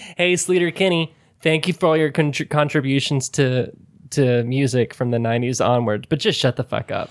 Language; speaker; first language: English; native; English